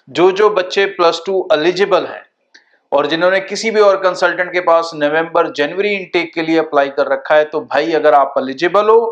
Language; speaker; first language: Hindi; non-native, local second language; Punjabi